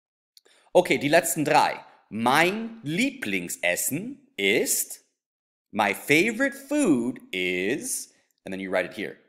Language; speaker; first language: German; non-native, fluent; English